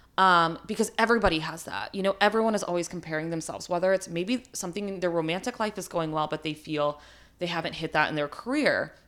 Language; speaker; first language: English; early bilingual, other home language; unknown